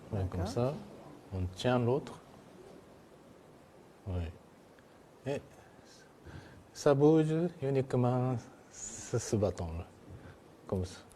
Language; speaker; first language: French; non-native, fluent; Japanese